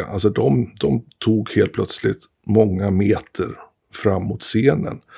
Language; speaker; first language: Swedish; native; Swedish